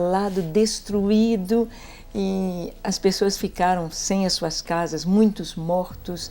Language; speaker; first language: Portuguese; native; Portuguese